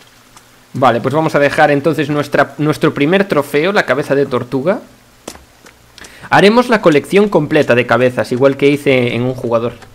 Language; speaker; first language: Spanish; native; Spanish